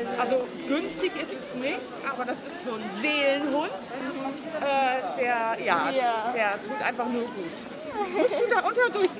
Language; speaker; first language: German; native; German